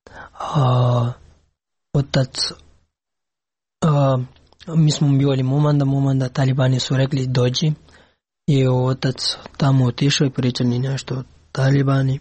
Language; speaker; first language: Serbian; non-native, learner; Pashto